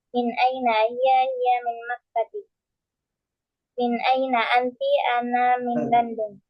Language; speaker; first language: Arabic; non-native, learner; Indonesian